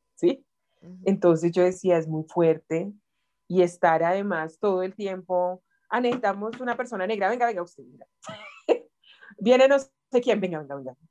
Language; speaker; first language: Spanish; native; Spanish